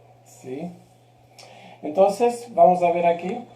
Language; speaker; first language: Spanish; non-native, fluent; Portuguese